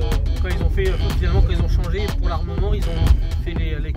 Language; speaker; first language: French; native; French